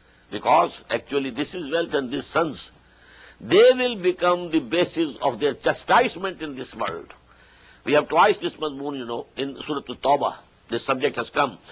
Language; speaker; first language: English; non-native, local second language; Urdu